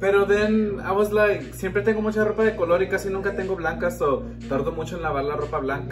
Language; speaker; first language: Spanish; early bilingual, heritage; Spanish